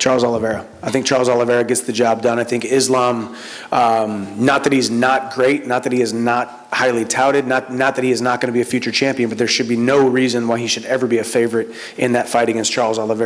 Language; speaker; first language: English; native; English